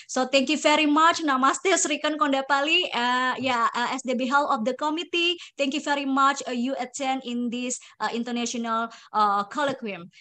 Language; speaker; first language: English; non-native, fluent; Indonesian